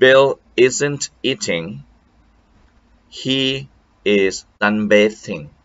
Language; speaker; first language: English; non-native, fluent; Thai